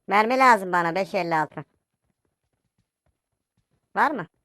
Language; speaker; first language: Turkish; native; Turkish